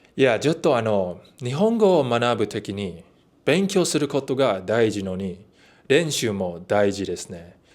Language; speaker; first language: Japanese; non-native, learner; English